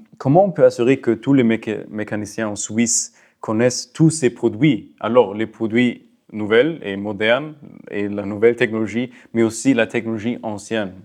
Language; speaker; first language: French; non-native, local second language; Swiss German